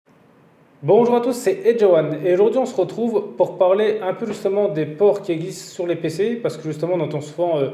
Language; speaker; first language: French; native; French